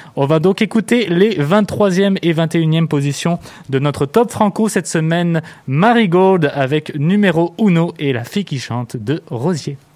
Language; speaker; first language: French; native; French